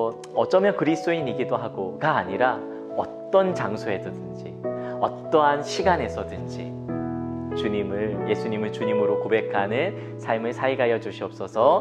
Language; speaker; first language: Korean; native; Korean